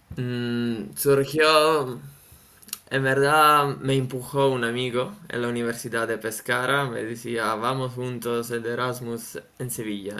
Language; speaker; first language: Spanish; non-native, fluent; Italian